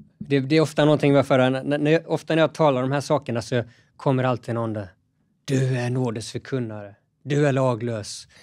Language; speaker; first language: Swedish; native; Swedish